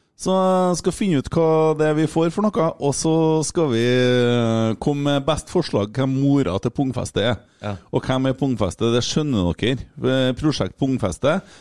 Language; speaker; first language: Norwegian; native; Norwegian